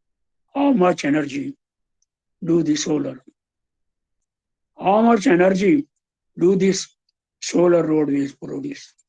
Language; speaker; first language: English; non-native, local second language; Hindi